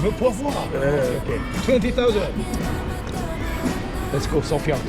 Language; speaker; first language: English; non-native, learner; Korean